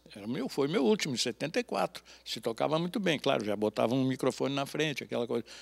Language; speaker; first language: Portuguese; native; Portuguese